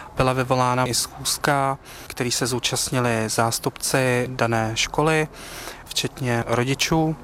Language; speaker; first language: Czech; native; Czech